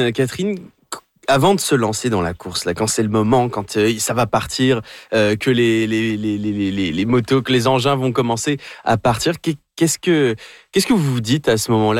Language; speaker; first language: French; native; French